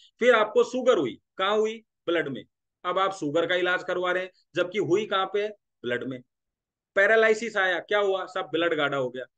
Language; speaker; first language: Hindi; non-native, local second language; Marathi